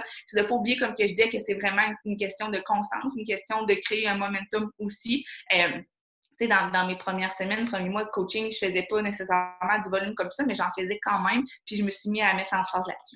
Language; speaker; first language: French; native; French